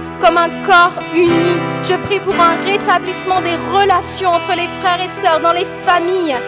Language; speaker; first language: French; native; French